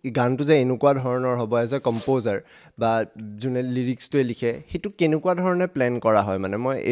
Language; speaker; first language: Assamese; native; Assamese